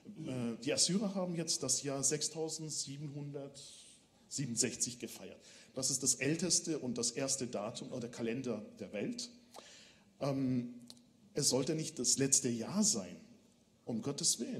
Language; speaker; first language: German; non-native, fluent; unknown